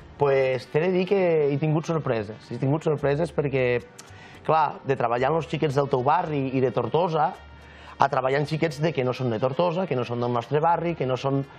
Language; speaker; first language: Catalan; native; Catalan